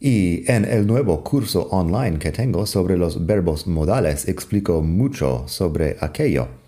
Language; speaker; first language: Spanish; non-native, fluent; English